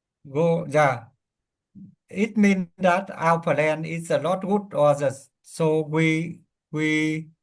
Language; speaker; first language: English; non-native, learner; Vietnamese